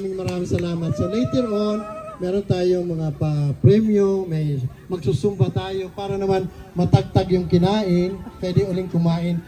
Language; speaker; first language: Filipino; non-native, local second language; Bikol